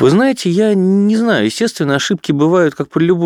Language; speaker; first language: Russian; native; Russian